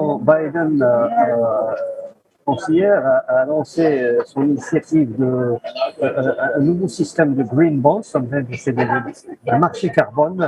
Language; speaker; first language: French; non-native, local second language; Arabic